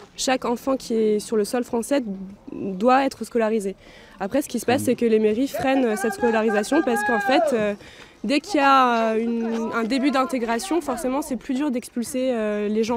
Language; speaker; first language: French; native; French